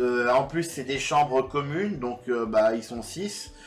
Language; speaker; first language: French; native; French